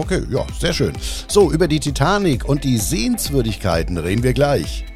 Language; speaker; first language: German; native; German